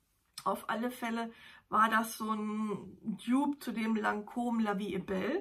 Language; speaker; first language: German; native; German